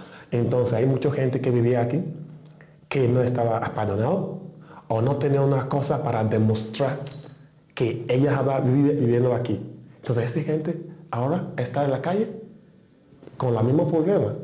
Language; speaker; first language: Spanish; non-native, learner; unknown